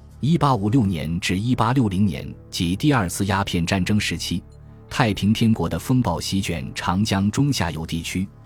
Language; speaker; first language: Chinese; native; Chinese